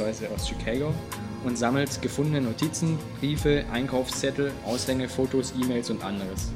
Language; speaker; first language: German; native; German